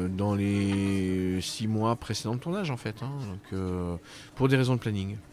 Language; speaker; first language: French; native; French